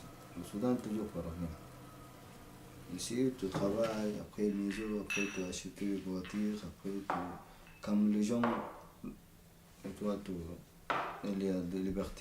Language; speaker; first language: French; non-native, learner; Arabic